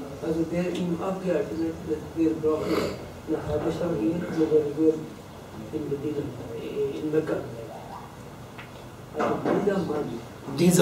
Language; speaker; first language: German; non-native, learner; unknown